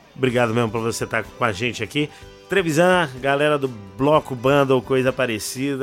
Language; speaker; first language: Portuguese; native; Portuguese